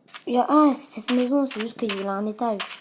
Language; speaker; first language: French; native; French